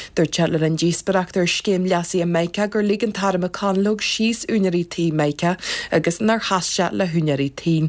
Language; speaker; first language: Irish; native; Irish